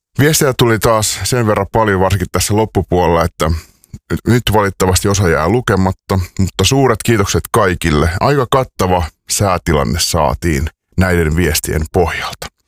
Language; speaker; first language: Finnish; native; Finnish